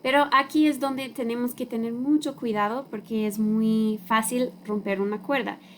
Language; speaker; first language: Spanish; non-native, learner; English